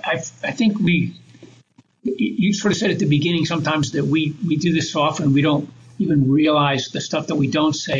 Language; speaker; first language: English; native; English